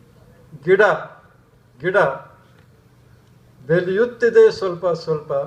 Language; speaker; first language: Kannada; non-native, learner; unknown